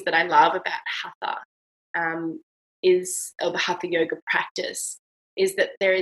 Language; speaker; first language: English; native; English